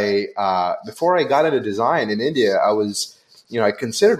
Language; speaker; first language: English; non-native, local second language; Hindi